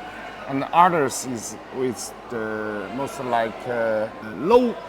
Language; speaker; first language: English; non-native, learner; Chinese